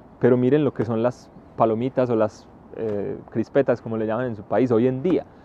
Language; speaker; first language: Spanish; native; Spanish